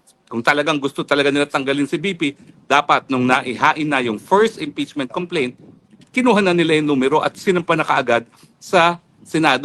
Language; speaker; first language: Filipino; native; Filipino